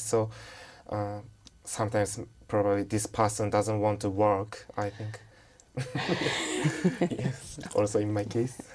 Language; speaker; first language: English; non-native, learner; Japanese